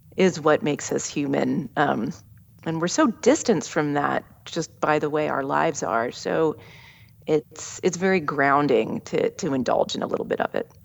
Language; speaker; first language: English; native; English